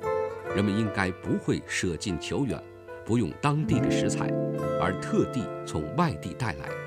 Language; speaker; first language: Chinese; native; Chinese